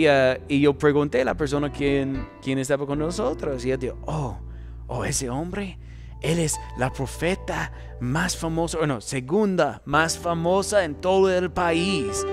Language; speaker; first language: Spanish; non-native, fluent; English